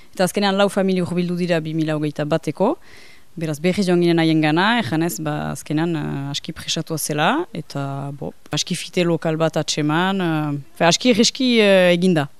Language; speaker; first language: Basque; native; Basque